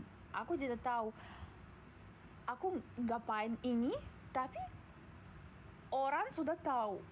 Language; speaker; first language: Indonesian; non-native, learner; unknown